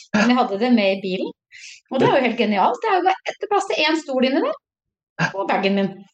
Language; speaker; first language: Norwegian; native; Norwegian